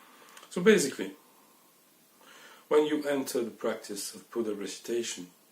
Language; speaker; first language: English; non-native, fluent; French